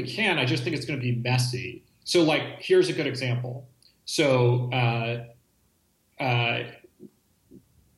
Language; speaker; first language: English; native; English